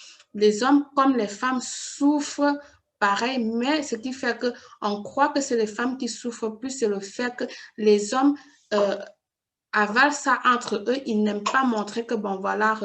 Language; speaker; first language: French; native; French